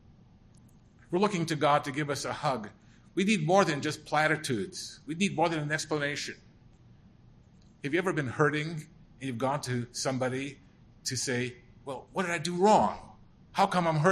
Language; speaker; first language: English; native; English